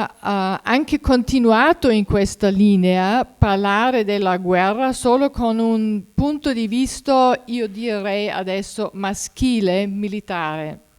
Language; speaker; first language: Italian; non-native, fluent; German